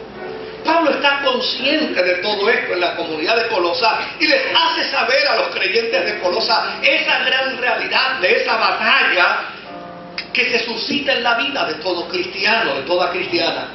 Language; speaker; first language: Spanish; native; Spanish